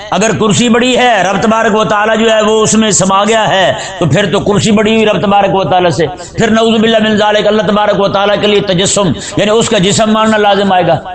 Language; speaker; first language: Urdu; native; Urdu